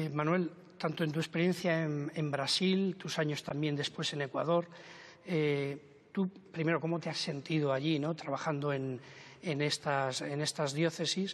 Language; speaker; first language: Spanish; native; Spanish